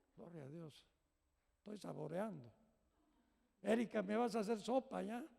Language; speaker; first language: Spanish; native; Spanish